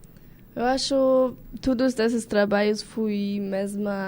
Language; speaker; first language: Portuguese; non-native, learner; German